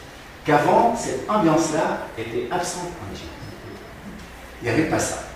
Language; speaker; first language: French; non-native, fluent; Arabic